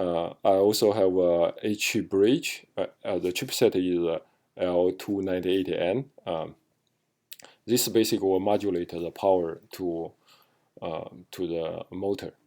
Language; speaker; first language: English; non-native, fluent; Chinese